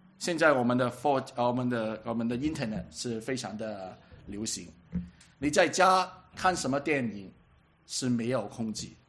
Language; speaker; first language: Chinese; non-native, local second language; Cantonese